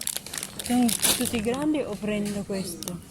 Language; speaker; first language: Italian; non-native, learner; Filipino